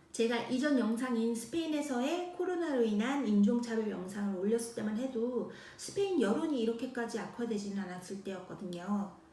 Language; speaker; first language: Korean; native; Korean